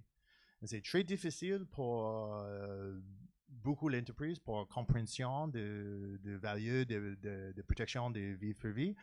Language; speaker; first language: French; non-native, learner; English